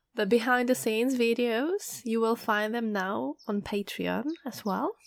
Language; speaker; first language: English; non-native, fluent; Czech